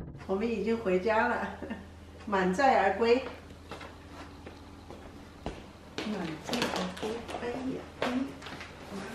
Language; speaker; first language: Chinese; native; Chinese